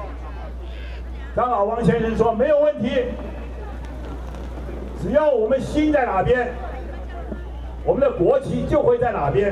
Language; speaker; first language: Chinese; native; Chinese